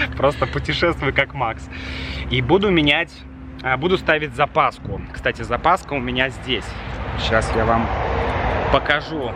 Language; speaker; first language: Russian; native; Russian